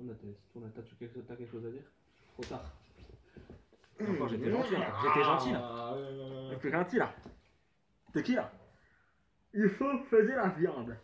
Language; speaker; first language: French; native; French